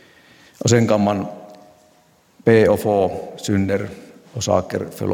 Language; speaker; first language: Swedish; non-native, local second language; Finnish